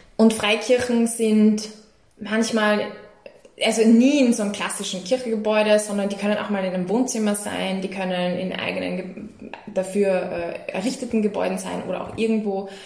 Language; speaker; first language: German; native; German